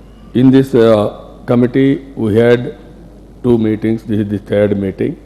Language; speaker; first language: English; non-native, local second language; Telugu